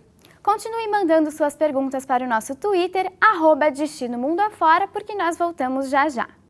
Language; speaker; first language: Portuguese; native; Portuguese